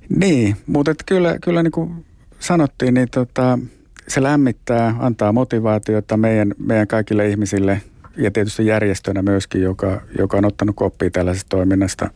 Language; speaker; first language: Finnish; native; Finnish